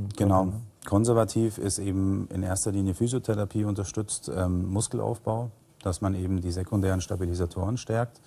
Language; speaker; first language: German; native; German